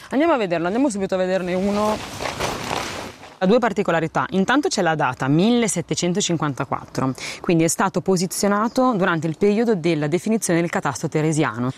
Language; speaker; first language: Italian; native; Italian